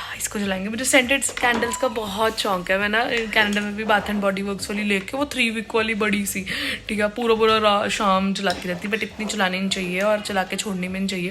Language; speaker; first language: Hindi; native; Hindi